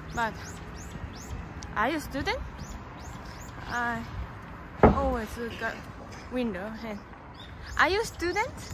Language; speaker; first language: English; non-native, learner; Japanese